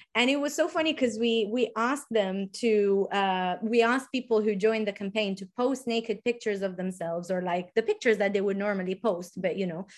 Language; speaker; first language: English; non-native, fluent; Italian